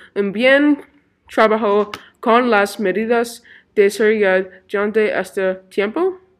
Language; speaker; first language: Spanish; non-native, learner; English